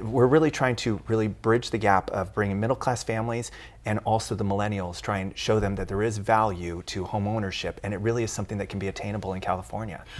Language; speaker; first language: English; native; English